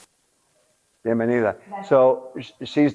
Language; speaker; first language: Spanish; non-native, local second language; English